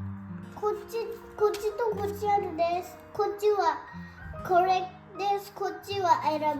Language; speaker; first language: Japanese; non-native, learner; Mizo